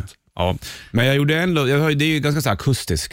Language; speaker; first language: Swedish; native; Swedish